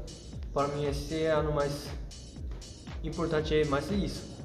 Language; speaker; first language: Portuguese; non-native, learner; Japanese